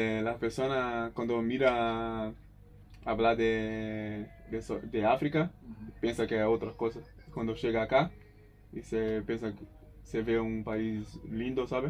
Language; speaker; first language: Spanish; non-native, learner; Portuguese